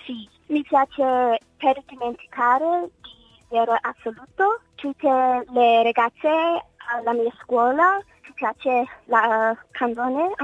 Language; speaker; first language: Italian; non-native, learner; English